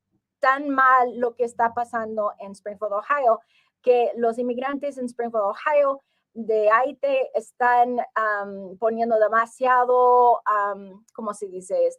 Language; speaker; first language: Spanish; early bilingual, heritage; English